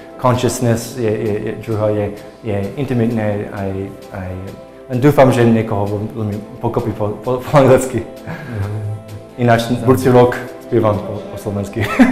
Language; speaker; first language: Slovak; non-native, learner; English